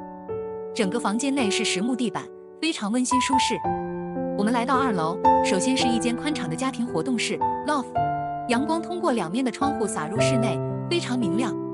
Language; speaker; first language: Chinese; native; Chinese